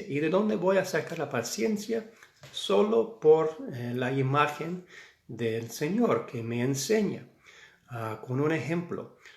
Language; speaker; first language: Spanish; non-native, fluent; English